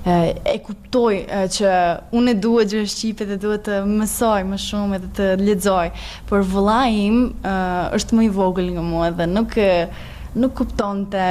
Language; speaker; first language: Albanian; non-native, learner; Serbian